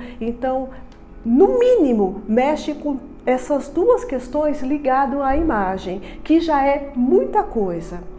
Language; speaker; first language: Portuguese; native; Portuguese